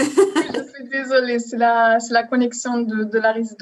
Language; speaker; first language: French; non-native, fluent; German